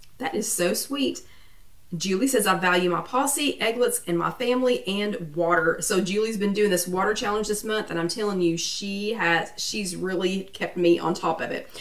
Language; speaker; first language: English; native; English